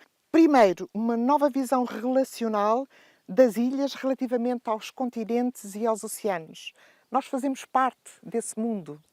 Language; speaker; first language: Portuguese; native; Portuguese